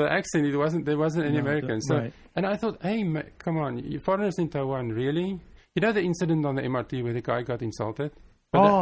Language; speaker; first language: English; non-native, local second language; Afrikaans